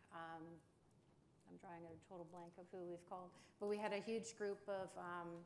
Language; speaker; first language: English; native; English